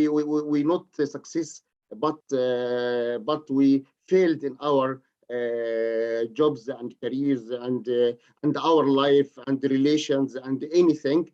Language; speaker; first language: English; non-native, learner; Arabic